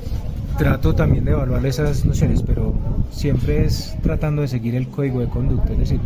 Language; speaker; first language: Spanish; native; Spanish